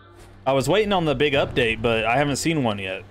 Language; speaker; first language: English; native; English